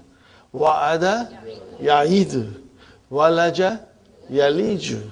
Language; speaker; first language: Arabic; non-native, fluent; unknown